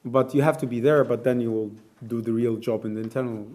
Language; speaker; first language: English; non-native, fluent; Polish